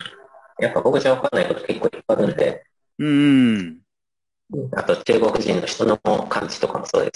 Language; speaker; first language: Japanese; native; Japanese